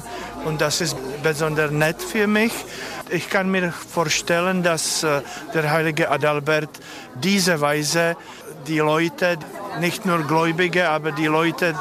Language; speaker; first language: German; non-native, fluent; Czech